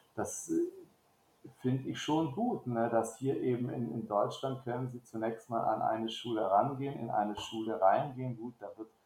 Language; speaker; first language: German; native; German